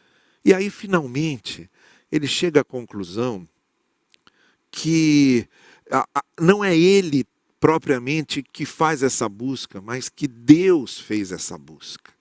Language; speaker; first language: Portuguese; native; Portuguese